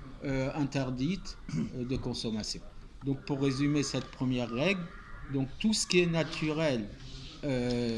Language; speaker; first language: French; native; French